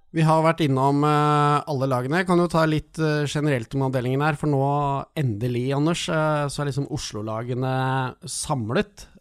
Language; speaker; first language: Norwegian; native; Norwegian